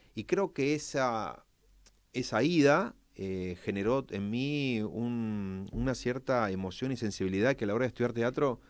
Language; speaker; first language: Spanish; native; Spanish